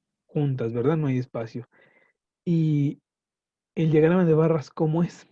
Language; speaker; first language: Spanish; native; Spanish